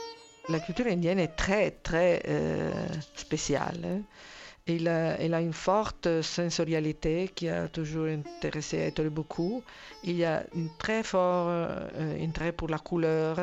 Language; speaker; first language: French; non-native, fluent; Italian